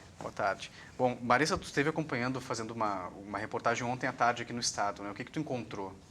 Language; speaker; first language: Portuguese; native; Portuguese